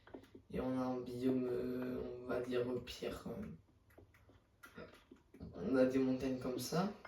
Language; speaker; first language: French; native; French